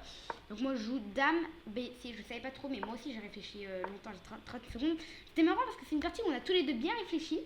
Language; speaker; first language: French; native; French